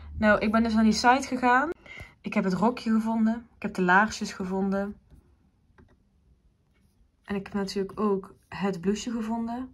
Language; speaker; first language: Dutch; native; Dutch